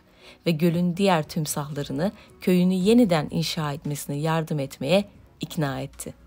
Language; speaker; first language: Turkish; native; Turkish